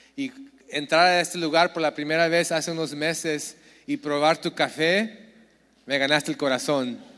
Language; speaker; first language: Spanish; early bilingual, heritage; Spanish